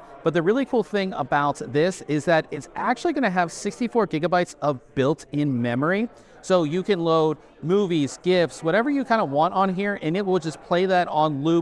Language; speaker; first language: English; native; English